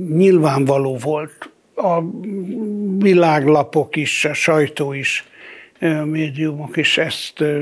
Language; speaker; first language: Hungarian; native; Hungarian